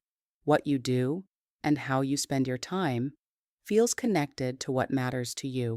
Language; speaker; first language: English; native; English